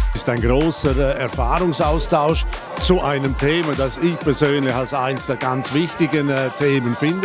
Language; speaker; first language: German; native; German